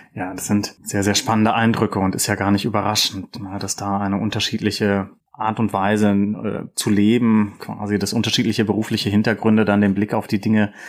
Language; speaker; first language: German; native; German